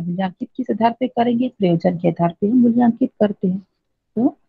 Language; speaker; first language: Hindi; native; Hindi